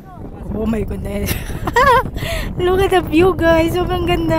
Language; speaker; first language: English; non-native, learner; Filipino